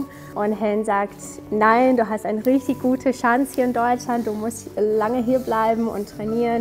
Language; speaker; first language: German; non-native, learner; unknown